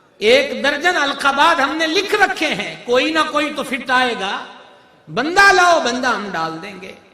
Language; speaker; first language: Urdu; non-native, local second language; Punjabi